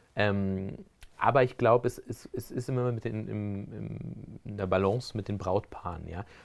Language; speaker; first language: German; early bilingual, other home language; Spanish